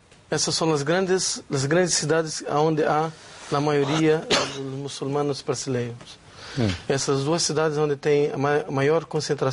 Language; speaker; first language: Spanish; non-native, learner; Portuguese